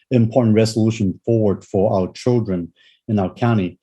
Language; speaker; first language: English; non-native, local second language; Cantonese